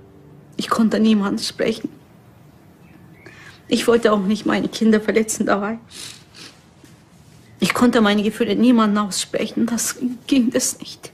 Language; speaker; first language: German; non-native, learner; Turkish